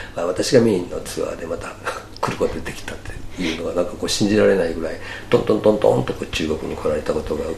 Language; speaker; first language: Japanese; native; Japanese